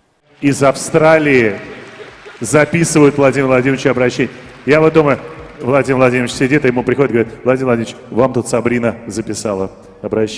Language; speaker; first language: Russian; native; Russian